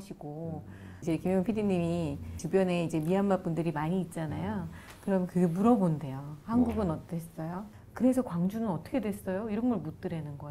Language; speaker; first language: Korean; native; Korean